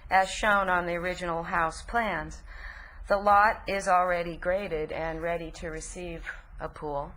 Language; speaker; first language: English; native; English